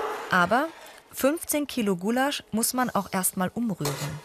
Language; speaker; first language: German; native; German